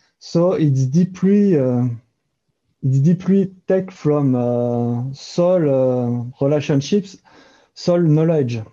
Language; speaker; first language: English; non-native, learner; French